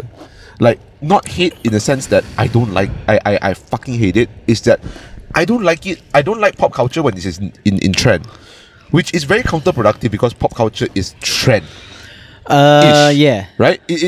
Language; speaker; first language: English; non-native, local second language; Cantonese